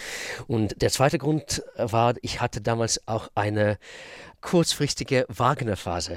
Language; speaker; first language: German; non-native, fluent; Russian